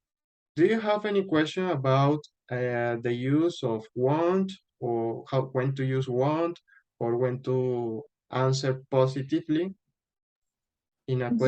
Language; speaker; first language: English; non-native, fluent; Spanish